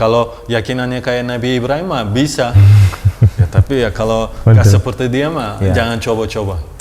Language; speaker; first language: Indonesian; non-native, fluent; Turkish